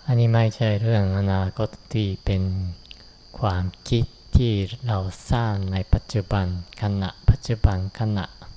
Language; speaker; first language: Thai; non-native, fluent; Japanese